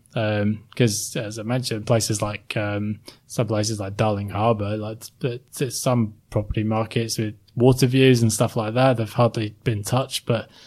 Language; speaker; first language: English; native; English